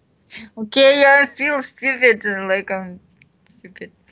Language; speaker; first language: English; non-native, learner; Bashkir